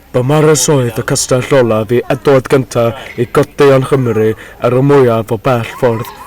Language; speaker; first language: Welsh; non-native, learner; English